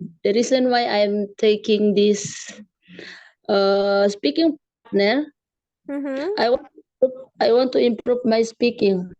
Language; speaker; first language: English; non-native, learner; Indonesian